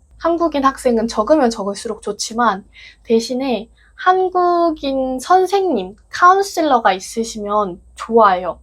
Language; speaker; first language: Korean; native; Korean